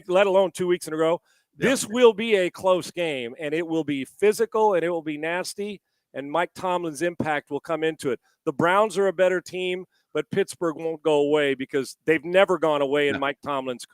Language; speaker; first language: English; native; English